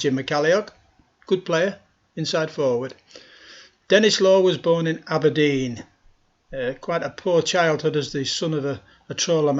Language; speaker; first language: English; native; English